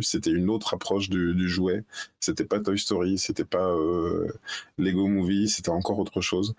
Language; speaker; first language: French; native; French